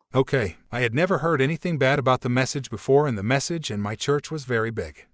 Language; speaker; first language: English; non-native, fluent; Portuguese